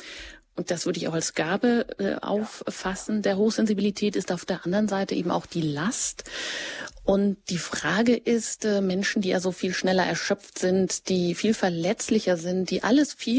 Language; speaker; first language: German; native; German